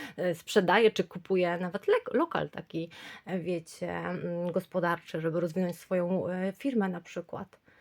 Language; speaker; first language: Polish; native; Polish